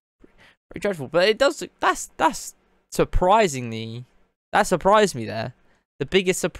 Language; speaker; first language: English; native; English